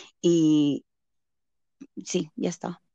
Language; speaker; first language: Spanish; non-native, learner; English